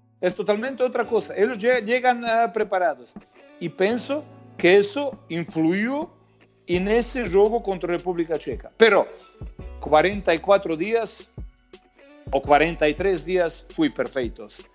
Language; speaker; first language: Spanish; non-native, fluent; Croatian